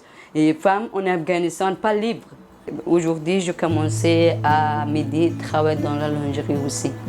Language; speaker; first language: French; non-native, learner; Persian